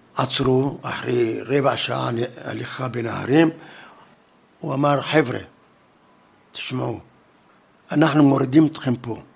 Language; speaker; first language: Hebrew; non-native, fluent; Arabic